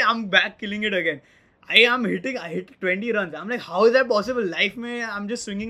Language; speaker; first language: English; non-native, local second language; Hindi